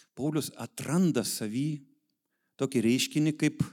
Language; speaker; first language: Lithuanian; native; Lithuanian